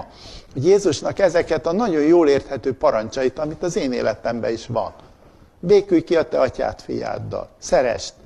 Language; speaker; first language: Hungarian; native; Hungarian